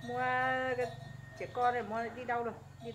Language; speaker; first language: Vietnamese; non-native, local second language; Hmong